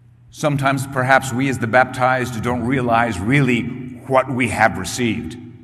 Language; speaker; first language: English; early bilingual, other home language; Spanish